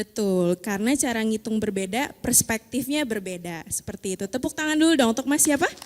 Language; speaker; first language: Indonesian; native; Indonesian